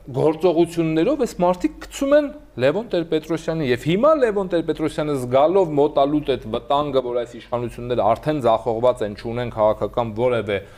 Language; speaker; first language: Armenian; native; Armenian